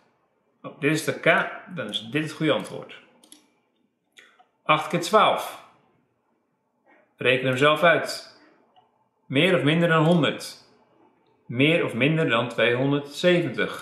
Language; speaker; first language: Dutch; native; Dutch